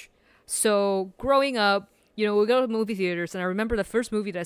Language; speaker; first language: English; early bilingual, other home language; Chinese